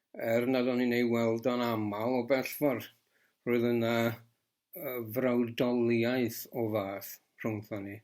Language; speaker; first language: Welsh; native; Welsh